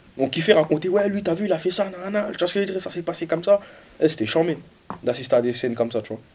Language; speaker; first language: French; native; French